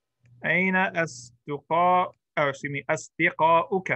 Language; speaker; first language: Arabic; non-native, fluent; English